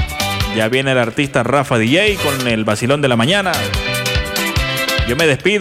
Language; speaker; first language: Spanish; native; Spanish